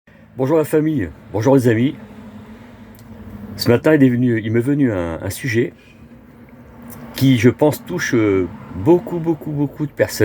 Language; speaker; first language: French; native; French